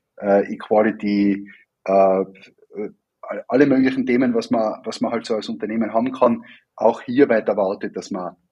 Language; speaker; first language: German; native; German